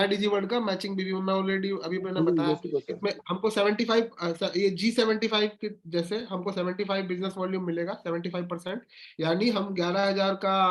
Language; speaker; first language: Hindi; native; Hindi